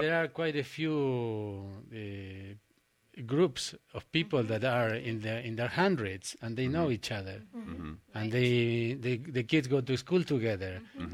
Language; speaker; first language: English; non-native, fluent; Spanish